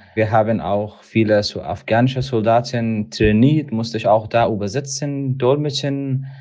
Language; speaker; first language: German; non-native, learner; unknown